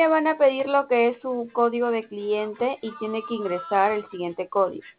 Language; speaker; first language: Spanish; native; Spanish